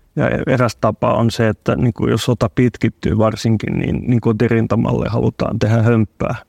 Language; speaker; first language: Finnish; non-native, local second language; Swedish